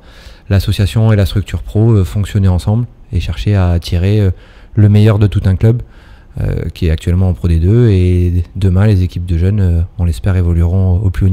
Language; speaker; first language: French; native; French